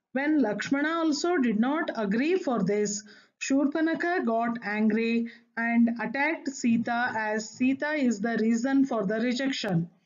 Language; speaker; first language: English; non-native, local second language; Kannada